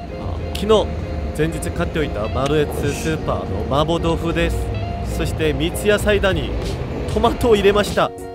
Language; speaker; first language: Japanese; non-native, fluent; Korean